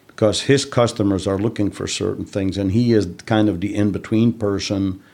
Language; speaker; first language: English; non-native, fluent; Dutch